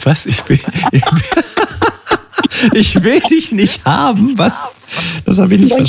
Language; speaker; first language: German; native; German